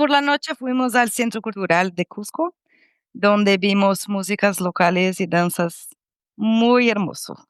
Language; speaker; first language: Spanish; non-native, fluent; Portuguese